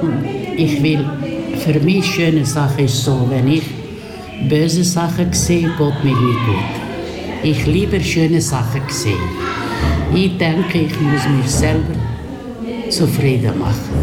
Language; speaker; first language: German; non-native, learner; Kurdish